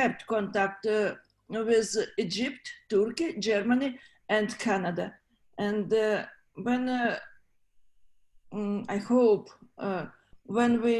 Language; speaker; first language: English; non-native, learner; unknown